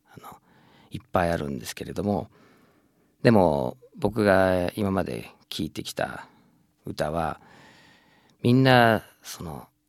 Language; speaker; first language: Japanese; non-native, fluent; English